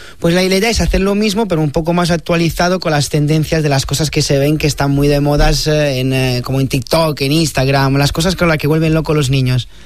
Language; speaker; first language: Spanish; non-native, fluent; Italian